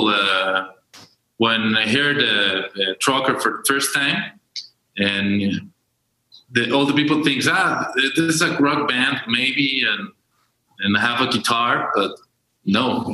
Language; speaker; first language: English; non-native, learner; Spanish